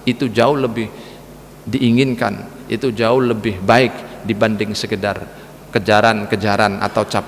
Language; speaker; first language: Indonesian; native; Indonesian